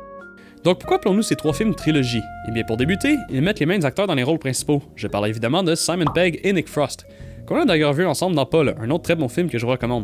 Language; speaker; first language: French; native; French